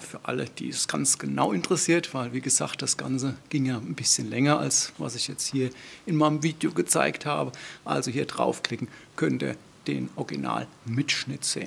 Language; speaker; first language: German; native; German